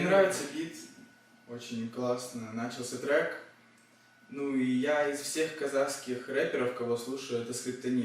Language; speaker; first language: Russian; native; Russian